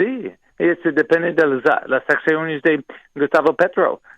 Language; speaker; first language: Spanish; non-native, learner; English